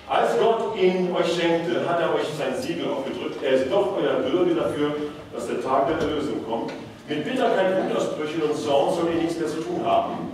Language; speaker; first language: German; non-native, fluent; Norwegian